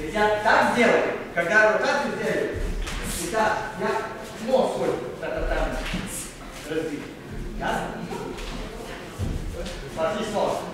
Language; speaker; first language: Russian; non-native, learner; Serbian